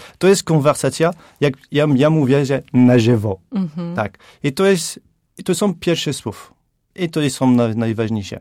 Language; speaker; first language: Polish; non-native, learner; French